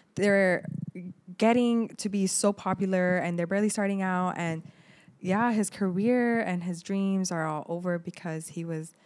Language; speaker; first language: English; early bilingual, other home language; Arabic